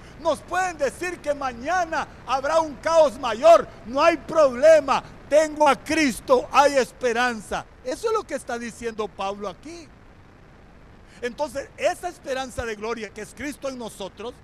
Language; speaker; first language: Spanish; native; Spanish